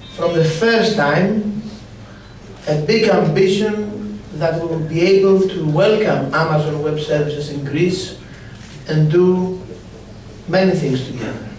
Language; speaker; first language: English; non-native, fluent; Greek